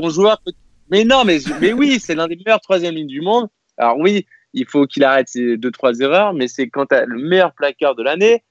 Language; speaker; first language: French; native; French